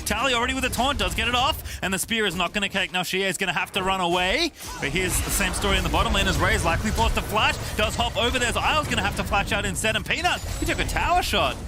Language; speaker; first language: English; native; English